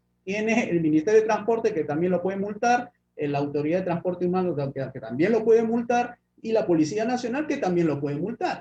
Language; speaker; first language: Spanish; native; Spanish